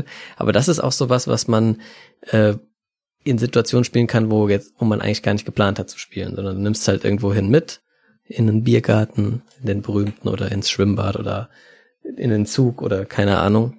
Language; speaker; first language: German; native; German